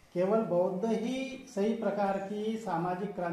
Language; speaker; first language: Hindi; non-native, local second language; Marathi